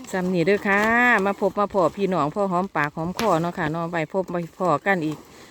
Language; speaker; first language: Thai; native; Thai